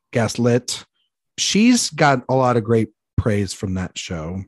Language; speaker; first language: English; native; English